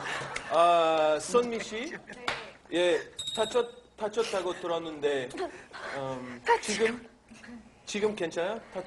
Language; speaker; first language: Korean; non-native, learner; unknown